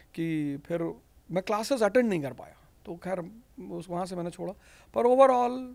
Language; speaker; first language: Hindi; native; Hindi